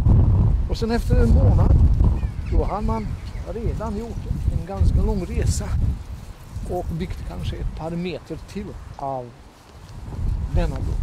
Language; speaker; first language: Swedish; non-native, fluent; Bosnian